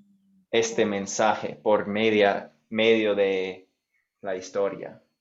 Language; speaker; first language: Spanish; non-native, fluent; English